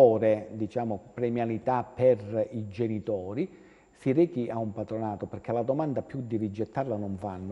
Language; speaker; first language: Italian; native; Italian